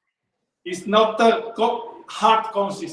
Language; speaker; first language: English; non-native, learner; Italian